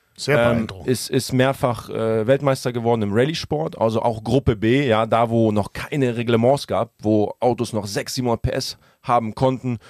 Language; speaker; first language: German; early bilingual, other home language; Russian